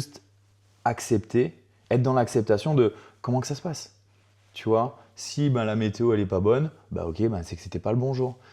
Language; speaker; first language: French; native; French